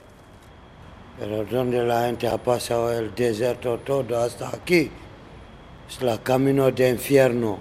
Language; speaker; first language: Spanish; non-native, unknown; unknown